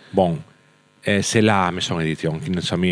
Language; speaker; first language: French; non-native, learner; Spanish